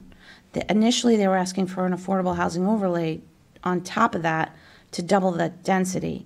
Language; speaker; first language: English; native; English